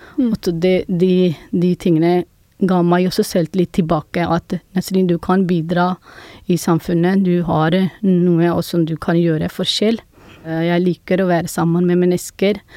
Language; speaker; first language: Norwegian; non-native, fluent; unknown